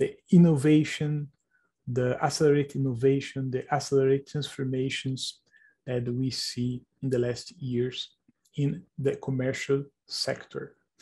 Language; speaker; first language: English; non-native, fluent; Portuguese